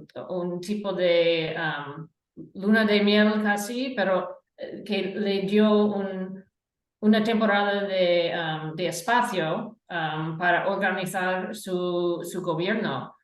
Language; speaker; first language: Spanish; non-native, fluent; English